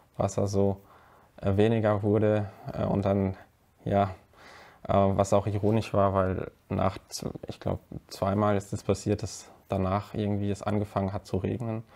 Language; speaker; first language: German; native; German